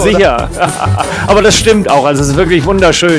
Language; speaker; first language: German; native; German